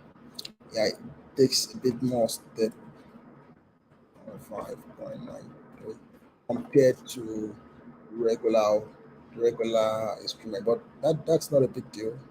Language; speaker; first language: English; non-native, local second language; Yoruba